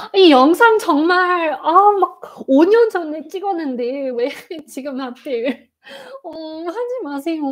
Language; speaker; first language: Korean; non-native, fluent; Afrikaans